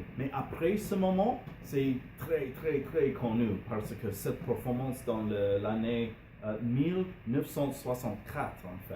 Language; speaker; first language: French; non-native, learner; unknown